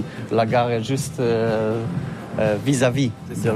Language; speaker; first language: French; non-native, learner; Polish